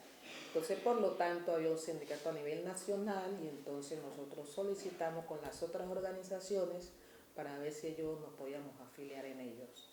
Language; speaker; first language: Spanish; native; Spanish